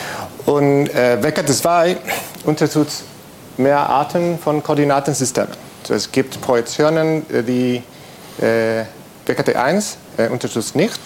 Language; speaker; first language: German; non-native, fluent; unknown